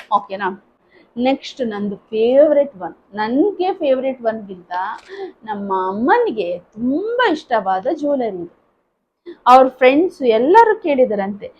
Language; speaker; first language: Kannada; native; Kannada